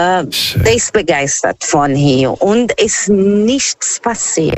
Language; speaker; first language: German; non-native, learner; Portuguese